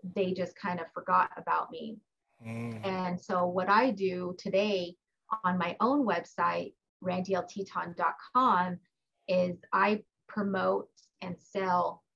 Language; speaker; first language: English; native; English